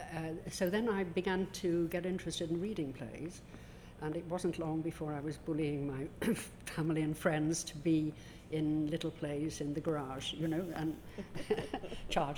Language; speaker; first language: English; native; English